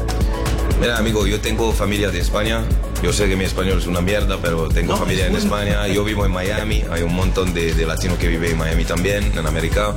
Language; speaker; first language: Spanish; non-native, learner; French